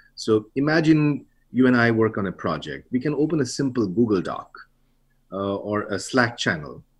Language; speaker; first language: English; non-native, local second language; Bangla